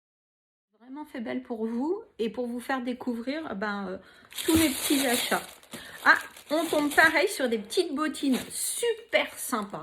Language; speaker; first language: French; native; French